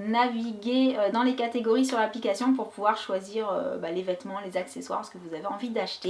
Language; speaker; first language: French; native; French